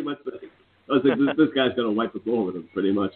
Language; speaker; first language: English; native; English